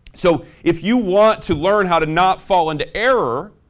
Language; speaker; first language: English; native; English